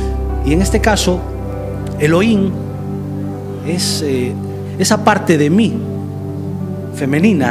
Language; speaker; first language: Spanish; native; Spanish